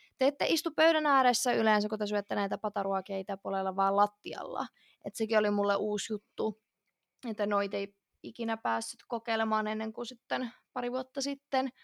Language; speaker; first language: Finnish; early bilingual, other home language; Russian